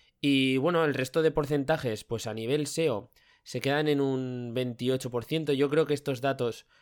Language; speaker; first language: Spanish; native; Spanish